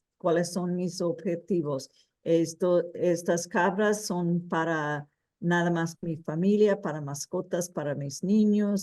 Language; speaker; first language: Spanish; early bilingual, heritage; Spanish